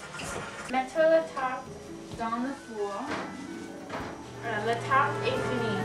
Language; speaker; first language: French; non-native, learner; English